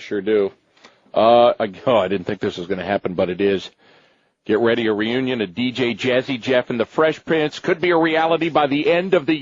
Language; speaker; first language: English; native; English